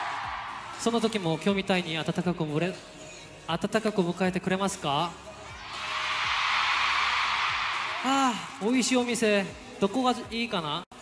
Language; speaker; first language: Japanese; non-native, learner; Korean